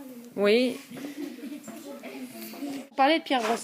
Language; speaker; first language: French; native; French